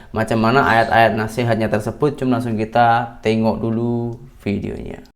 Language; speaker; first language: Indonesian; native; Indonesian